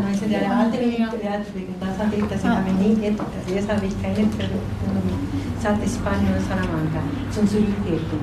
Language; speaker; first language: German; non-native, learner; Spanish